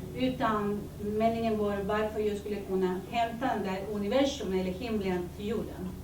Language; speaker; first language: Swedish; early bilingual, other home language; Spanish